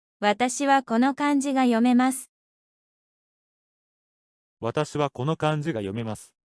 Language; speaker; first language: Japanese; non-native, fluent; Korean